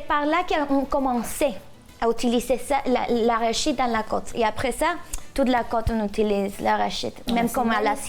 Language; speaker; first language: French; non-native, fluent; Spanish